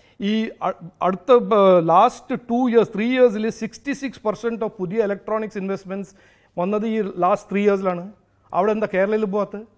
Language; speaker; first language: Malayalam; early bilingual, heritage; Malayalam